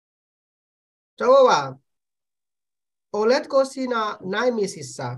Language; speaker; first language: Finnish; non-native, fluent; Burmese